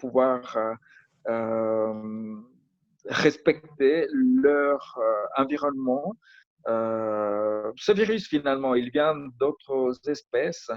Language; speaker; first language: French; non-native, fluent; Spanish